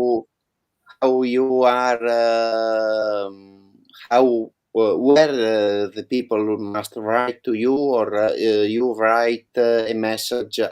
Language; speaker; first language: English; non-native, learner; Italian